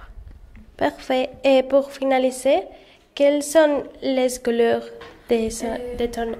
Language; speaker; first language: French; non-native, learner; Spanish